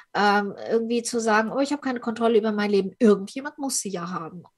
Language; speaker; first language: German; early bilingual, other home language; Ukrainian